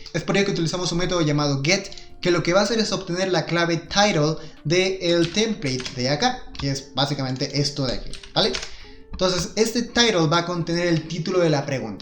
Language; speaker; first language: Spanish; native; Spanish